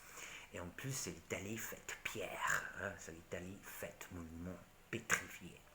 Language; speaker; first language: French; non-native, learner; Italian